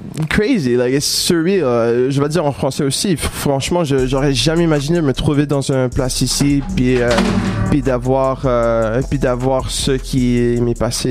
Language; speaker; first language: French; non-native, local second language; English